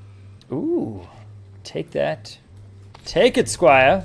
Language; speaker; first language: English; native; English